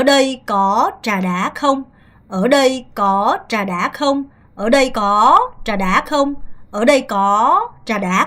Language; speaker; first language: Vietnamese; non-native, fluent; Korean